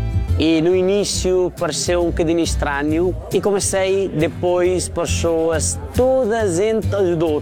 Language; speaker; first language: Portuguese; non-native, fluent; Nepali